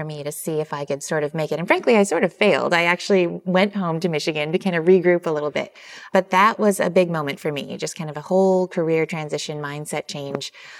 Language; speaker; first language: English; native; English